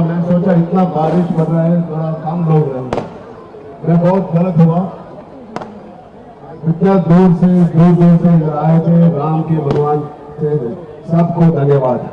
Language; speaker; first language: Hindi; non-native, local second language; Telugu